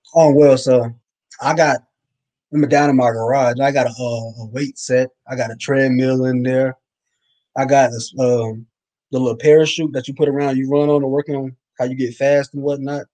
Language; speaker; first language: English; native; English